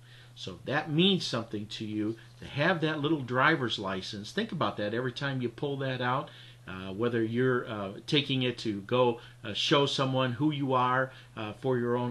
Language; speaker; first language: English; native; English